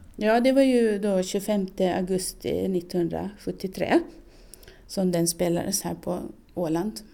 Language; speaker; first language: Swedish; native; Swedish